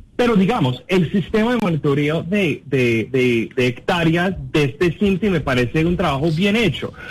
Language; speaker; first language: Spanish; non-native, fluent; English